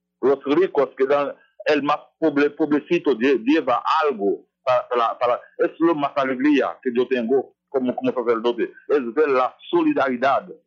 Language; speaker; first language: Spanish; non-native, fluent; Haitian Creole